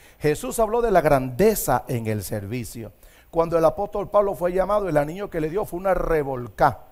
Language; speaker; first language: Spanish; native; Spanish